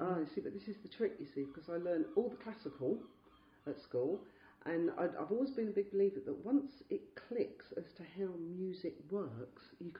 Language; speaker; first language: English; native; English